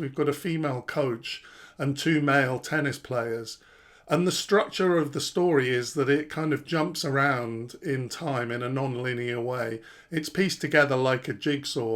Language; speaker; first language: English; native; English